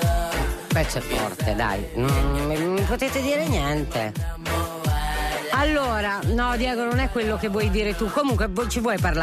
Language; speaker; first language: Italian; native; Italian